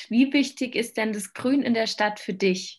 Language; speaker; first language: German; native; German